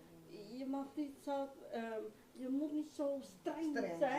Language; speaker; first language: Dutch; non-native, fluent; Spanish